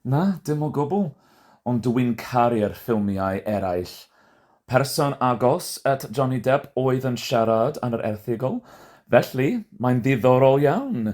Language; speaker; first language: Welsh; non-native, fluent; English